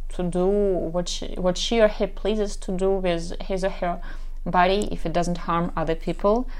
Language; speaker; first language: English; non-native, fluent; Ukrainian